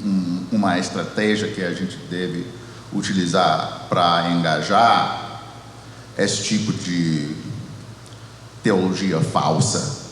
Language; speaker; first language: Portuguese; non-native, fluent; English